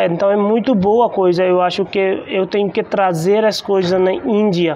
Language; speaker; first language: Portuguese; non-native, learner; Hindi